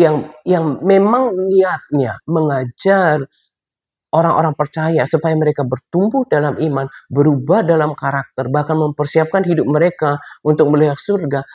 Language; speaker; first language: Indonesian; native; Indonesian